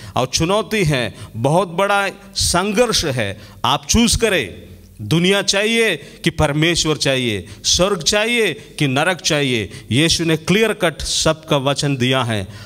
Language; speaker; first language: Hindi; non-native, local second language; Malayalam